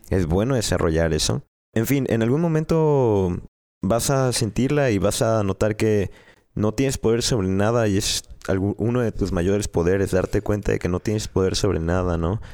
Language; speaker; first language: Spanish; native; Spanish